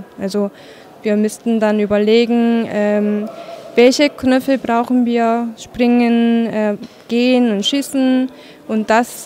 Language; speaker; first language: German; non-native, fluent; Korean